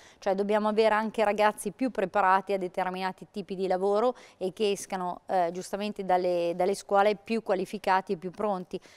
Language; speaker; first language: Italian; native; Italian